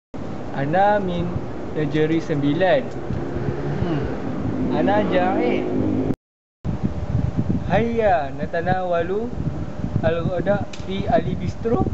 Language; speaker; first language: Arabic; non-native, learner; Malay